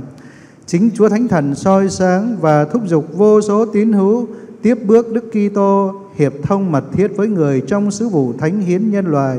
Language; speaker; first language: Vietnamese; native; Vietnamese